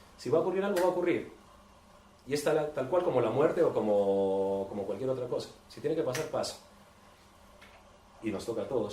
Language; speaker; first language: Spanish; native; Spanish